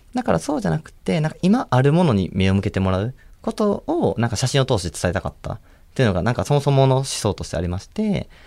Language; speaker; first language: Japanese; native; Japanese